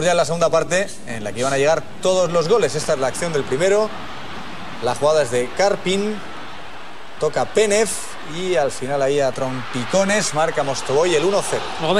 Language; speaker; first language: Spanish; native; Spanish